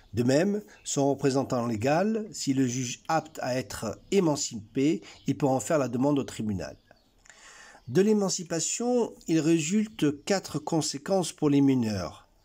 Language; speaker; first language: French; non-native, local second language; Arabic